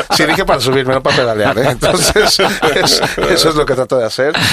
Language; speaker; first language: Spanish; native; Spanish